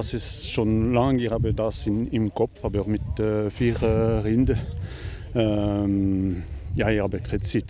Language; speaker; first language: German; non-native, local second language; French